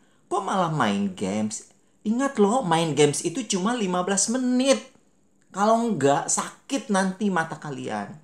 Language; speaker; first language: Malay; native; Malay